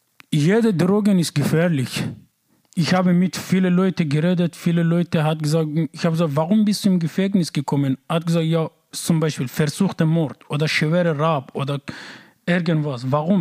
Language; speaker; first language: German; non-native, learner; Persian